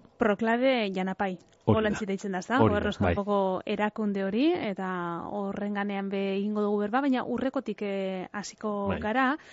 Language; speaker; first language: Basque; native; Basque